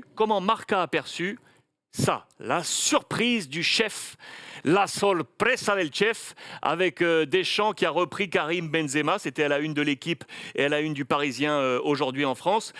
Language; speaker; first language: French; native; French